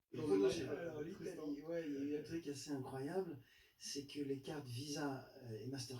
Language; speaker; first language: French; native; French